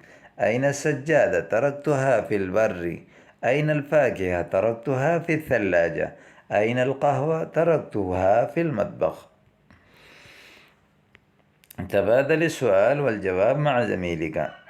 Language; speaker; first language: Arabic; non-native, fluent; Urdu